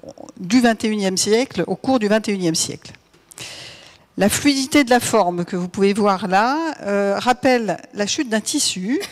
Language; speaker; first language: French; native; French